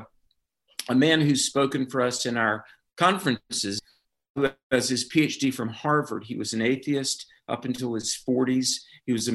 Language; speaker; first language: English; native; English